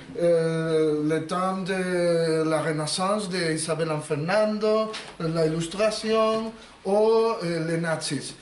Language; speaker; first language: French; non-native, learner; Spanish